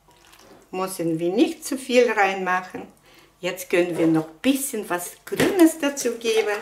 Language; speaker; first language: German; non-native, fluent; Russian